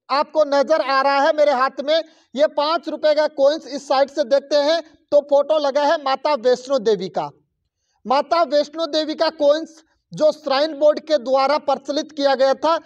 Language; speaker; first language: Hindi; native; Hindi